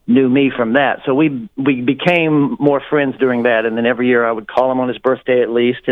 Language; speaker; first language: English; native; English